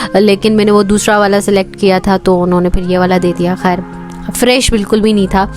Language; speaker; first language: Urdu; native; Urdu